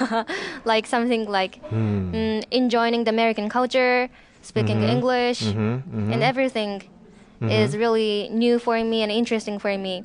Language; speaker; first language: English; non-native, learner; Japanese